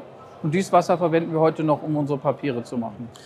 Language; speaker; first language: German; native; German